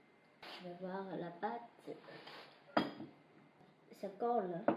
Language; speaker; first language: French; non-native, fluent; Chinese